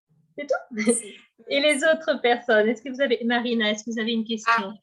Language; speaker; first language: French; native; French